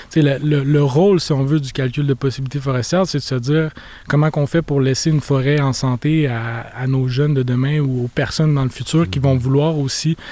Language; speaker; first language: French; native; French